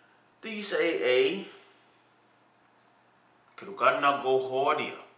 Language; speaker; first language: Danish; non-native, learner; English